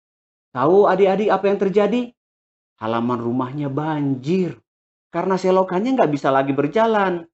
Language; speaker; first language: Indonesian; native; Indonesian